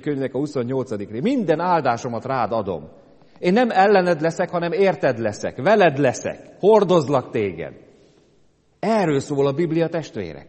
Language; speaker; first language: Hungarian; native; Hungarian